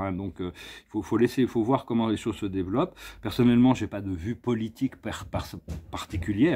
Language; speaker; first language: French; native; French